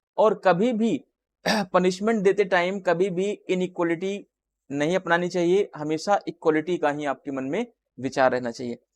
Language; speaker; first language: Hindi; native; Hindi